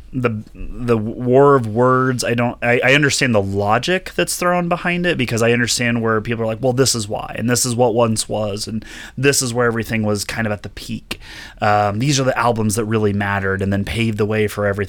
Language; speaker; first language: English; native; English